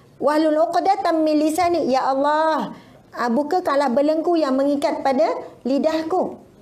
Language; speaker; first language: Malay; native; Malay